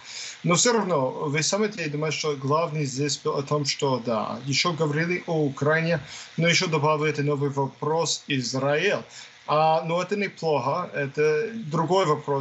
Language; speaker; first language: Russian; non-native, fluent; English